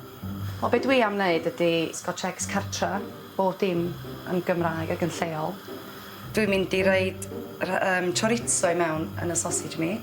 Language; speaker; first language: Welsh; native; Welsh